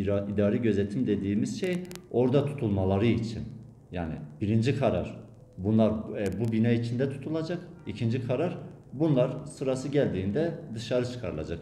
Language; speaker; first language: Turkish; native; Turkish